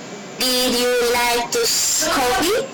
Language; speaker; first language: English; non-native, learner; Spanish